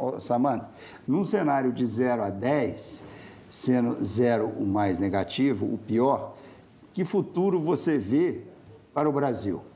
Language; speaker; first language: Portuguese; native; Portuguese